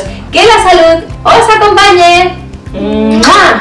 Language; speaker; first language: Spanish; native; Spanish